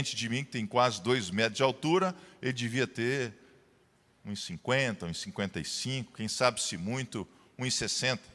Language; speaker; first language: Portuguese; native; Portuguese